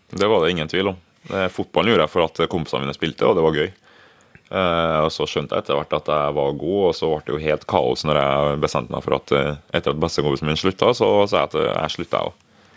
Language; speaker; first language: Norwegian; early bilingual, other home language; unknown